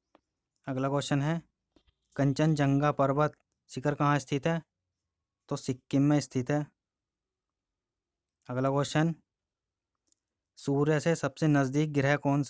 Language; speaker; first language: Hindi; native; Hindi